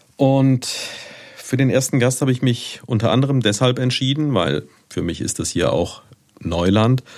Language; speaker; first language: German; native; German